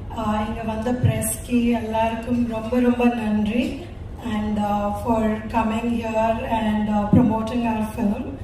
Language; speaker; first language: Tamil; non-native, learner; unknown